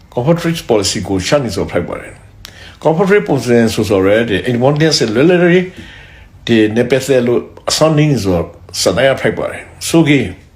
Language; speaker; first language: Burmese; native; Burmese